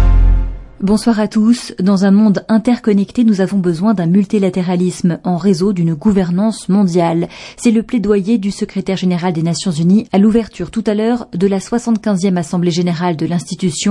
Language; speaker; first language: French; native; French